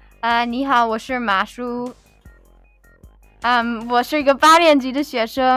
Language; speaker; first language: Chinese; non-native, learner; English